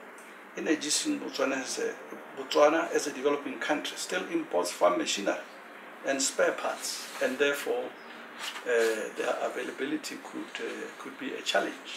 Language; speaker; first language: English; non-native, local second language; Tswana